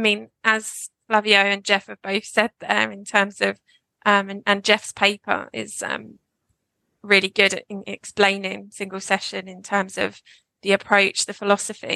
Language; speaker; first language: English; native; English